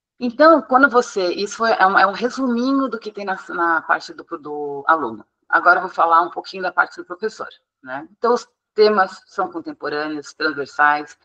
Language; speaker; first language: Portuguese; non-native, fluent; English